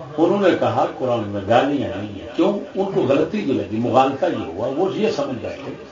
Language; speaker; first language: Urdu; non-native, local second language; Punjabi